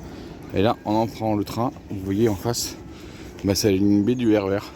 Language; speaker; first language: French; native; French